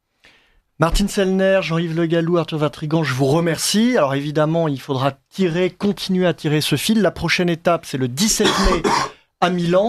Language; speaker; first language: French; native; French